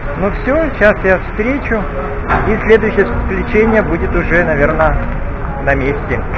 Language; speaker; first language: Russian; native; Russian